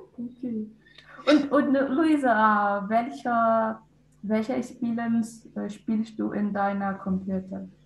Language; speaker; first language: German; non-native, learner; Portuguese